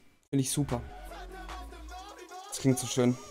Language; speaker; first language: German; native; German